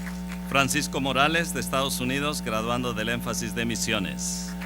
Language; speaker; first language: Spanish; native; Spanish